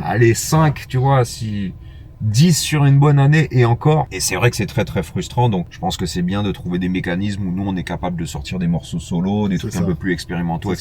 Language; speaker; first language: French; native; French